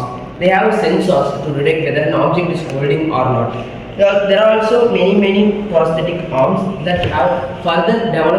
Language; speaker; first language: English; non-native, local second language; Tamil